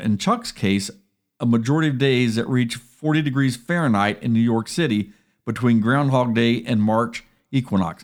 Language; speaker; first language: English; native; English